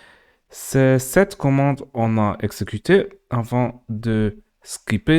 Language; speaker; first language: French; non-native, learner; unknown